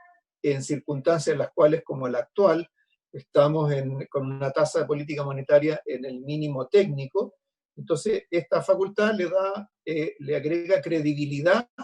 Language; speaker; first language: Spanish; native; Spanish